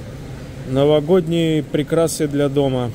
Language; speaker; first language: Russian; native; Russian